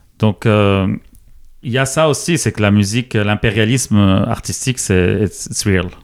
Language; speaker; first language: French; non-native, local second language; Arabic